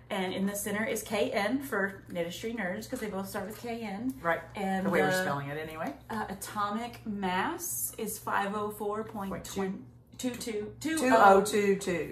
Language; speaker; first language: English; native; English